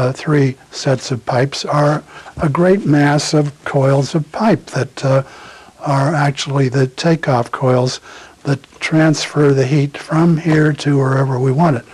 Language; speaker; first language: English; native; English